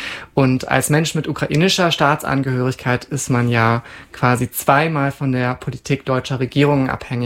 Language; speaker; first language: German; native; German